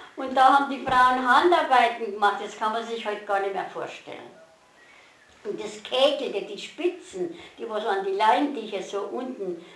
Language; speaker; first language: German; native; German